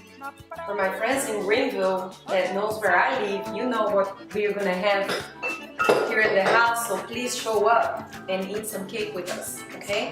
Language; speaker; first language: English; non-native, fluent; Portuguese